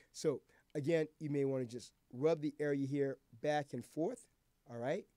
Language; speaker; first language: English; native; English